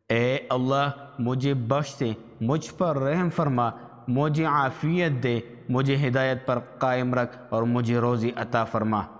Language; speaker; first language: Urdu; native; Urdu